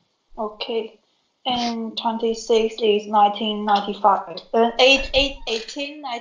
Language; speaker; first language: English; non-native, learner; Chinese